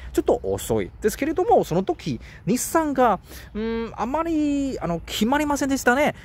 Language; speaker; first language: Japanese; non-native, learner; Chinese